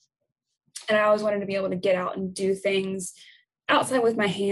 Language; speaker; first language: English; native; English